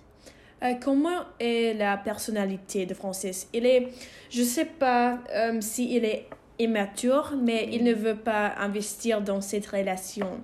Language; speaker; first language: French; non-native, learner; English